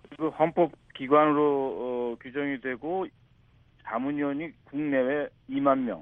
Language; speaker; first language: Korean; native; Korean